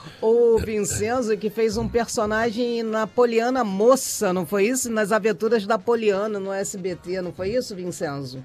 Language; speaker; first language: Portuguese; native; Portuguese